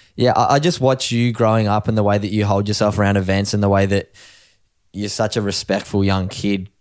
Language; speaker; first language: English; native; English